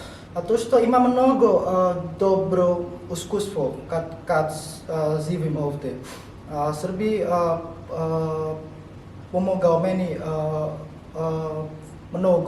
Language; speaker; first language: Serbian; non-native, learner; Indonesian